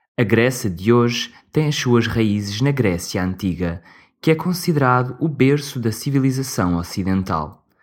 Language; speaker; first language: Portuguese; native; Portuguese